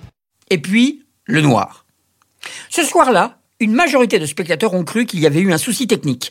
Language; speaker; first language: French; native; French